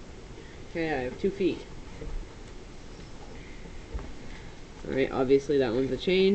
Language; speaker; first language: English; native; English